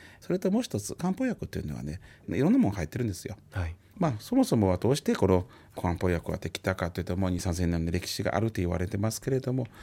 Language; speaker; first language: Japanese; non-native, fluent; Chinese